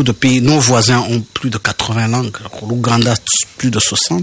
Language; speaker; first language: French; non-native, local second language; Kinyarwanda